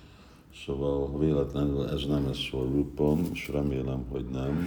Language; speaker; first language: Hungarian; early bilingual, heritage; Hungarian